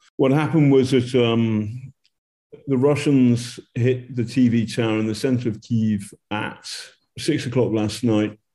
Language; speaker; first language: English; native; English